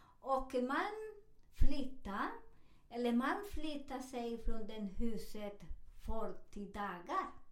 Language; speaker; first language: Swedish; non-native, fluent; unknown